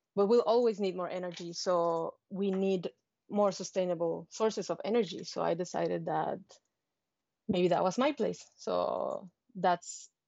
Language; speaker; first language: English; non-native, fluent; Spanish